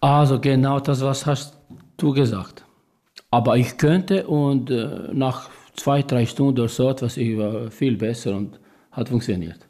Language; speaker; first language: German; non-native, learner; Serbian